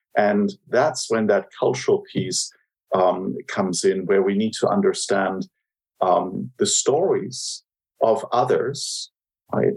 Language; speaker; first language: English; non-native, fluent; German